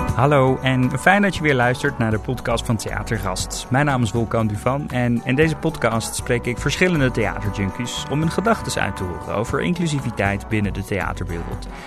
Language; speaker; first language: Dutch; native; Dutch